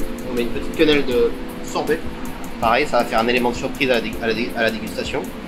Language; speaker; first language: French; native; French